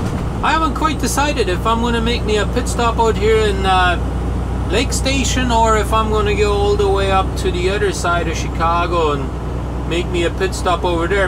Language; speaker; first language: English; native; English